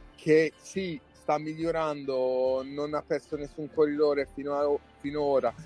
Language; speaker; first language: Italian; non-native, fluent; English